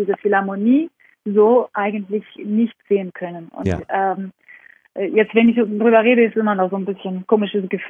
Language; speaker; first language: German; non-native, fluent; Georgian